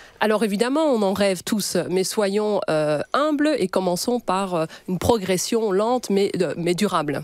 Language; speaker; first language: French; native; French